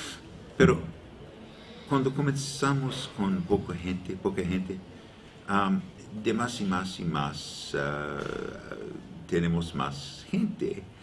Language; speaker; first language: Spanish; non-native, learner; English